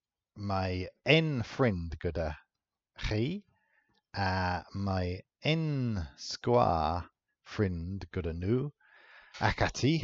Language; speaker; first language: Welsh; non-native, fluent; English